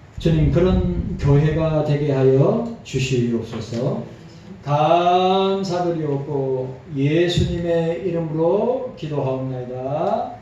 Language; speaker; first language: Korean; native; Korean